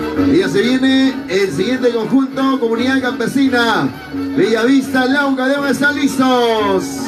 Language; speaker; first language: Spanish; native; Spanish